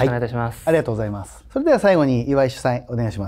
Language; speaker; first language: Japanese; native; Japanese